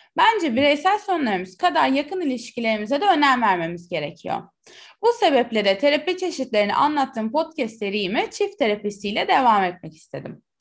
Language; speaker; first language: Turkish; native; Turkish